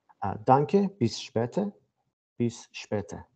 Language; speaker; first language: German; non-native, learner; Azerbaijani